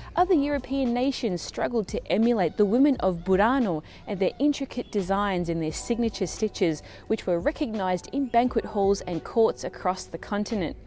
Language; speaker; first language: English; early bilingual, other home language; Italian